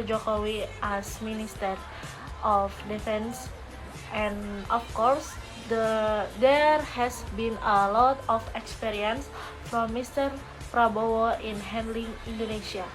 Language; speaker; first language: English; non-native, learner; Indonesian